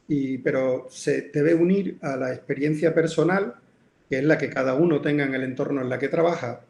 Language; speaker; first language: Spanish; native; Spanish